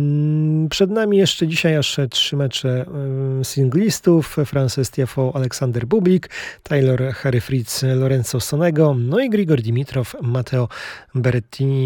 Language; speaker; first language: Polish; native; Polish